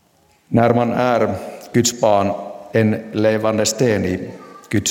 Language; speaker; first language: Swedish; non-native, local second language; Finnish